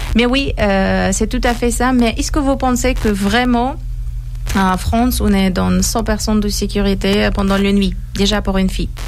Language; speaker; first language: French; non-native, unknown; Persian